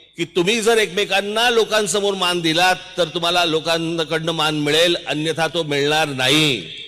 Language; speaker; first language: Marathi; native; Marathi